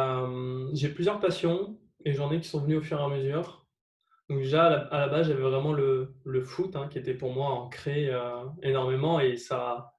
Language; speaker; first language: French; native; French